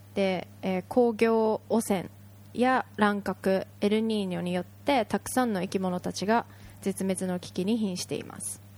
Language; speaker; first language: Japanese; early bilingual, heritage; Japanese